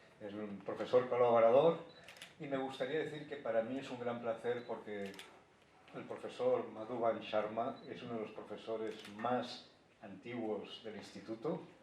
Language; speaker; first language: Spanish; native; Spanish